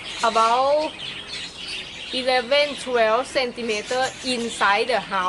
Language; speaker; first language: English; non-native, fluent; Thai